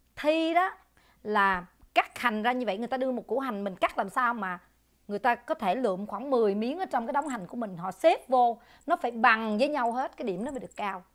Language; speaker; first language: Vietnamese; native; Vietnamese